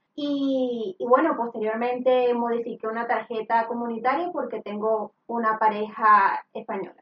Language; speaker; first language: Spanish; native; Spanish